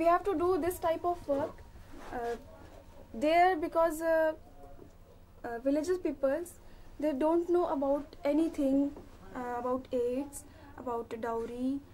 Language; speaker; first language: English; non-native, learner; Hindi